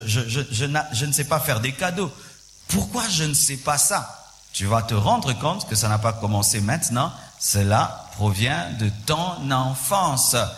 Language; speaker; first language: French; non-native, local second language; Swahili